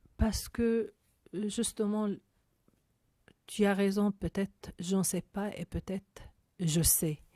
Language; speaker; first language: French; non-native, fluent; Arabic